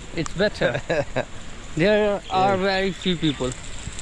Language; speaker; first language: English; non-native, learner; Hindi